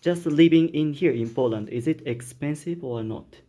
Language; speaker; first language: English; non-native, learner; Japanese